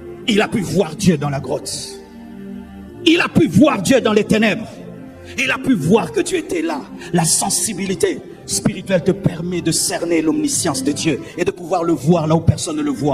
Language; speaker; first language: French; non-native, local second language; Lingala